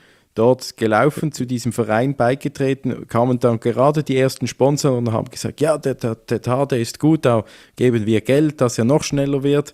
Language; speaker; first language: German; native; German